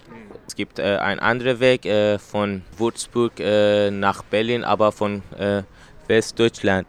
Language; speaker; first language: German; non-native, learner; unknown